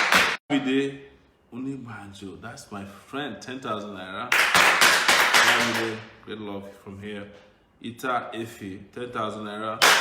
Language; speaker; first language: English; non-native, local second language; Yoruba